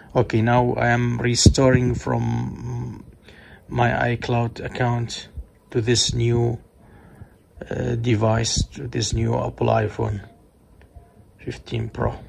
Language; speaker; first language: English; non-native, fluent; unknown